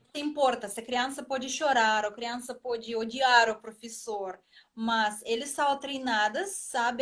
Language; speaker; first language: Portuguese; non-native, fluent; Russian